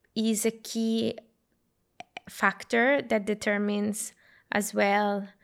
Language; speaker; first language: English; non-native, fluent; Italian